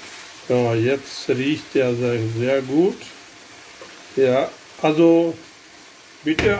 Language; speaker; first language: German; non-native, learner; Urdu